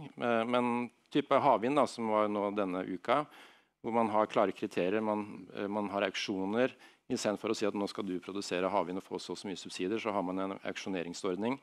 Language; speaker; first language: Norwegian; native; Norwegian